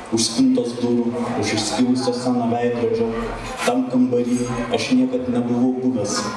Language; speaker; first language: Lithuanian; native; Lithuanian